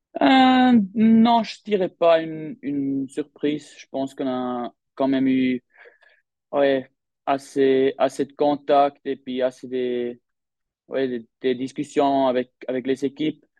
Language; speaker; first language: French; non-native, local second language; German